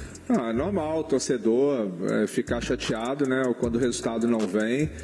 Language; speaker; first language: Portuguese; native; Portuguese